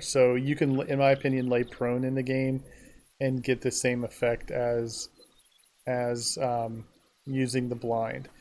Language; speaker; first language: English; native; English